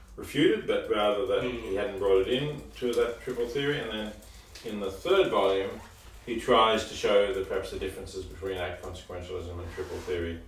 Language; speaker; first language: English; native; English